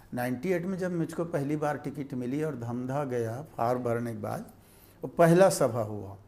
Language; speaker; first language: Hindi; native; Hindi